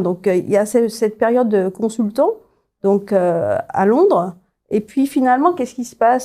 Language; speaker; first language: French; native; French